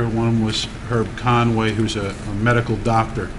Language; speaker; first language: English; early bilingual, other home language; Italian